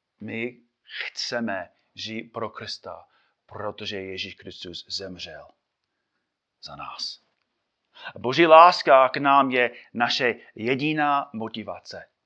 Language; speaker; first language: Czech; non-native, fluent; English